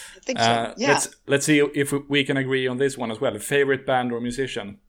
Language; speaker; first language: English; non-native, fluent; Dutch